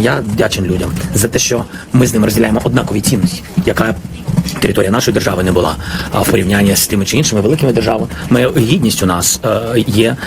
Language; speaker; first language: Ukrainian; non-native, local second language; Russian